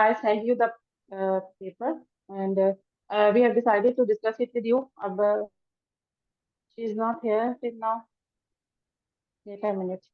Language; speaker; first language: English; non-native, learner; Urdu